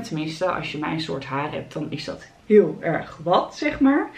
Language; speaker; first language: Dutch; native; Dutch